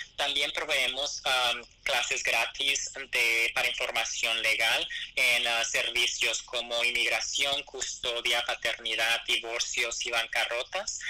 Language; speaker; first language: Spanish; early bilingual, other home language; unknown